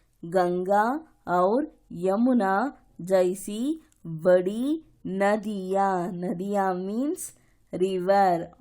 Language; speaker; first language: Hindi; non-native, local second language; Kannada